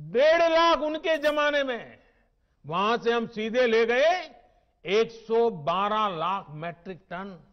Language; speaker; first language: Hindi; non-native, local second language; Gujarati